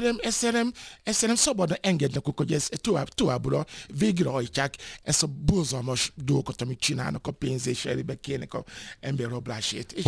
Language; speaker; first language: Hungarian; non-native, learner; Yoruba